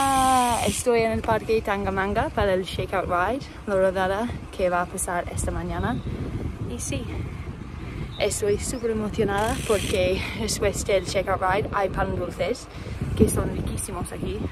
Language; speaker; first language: Spanish; non-native, fluent; English